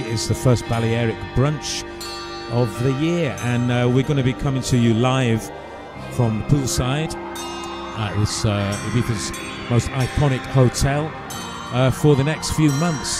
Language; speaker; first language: English; native; English